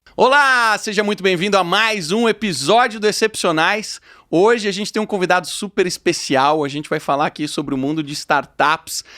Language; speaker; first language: Portuguese; native; Portuguese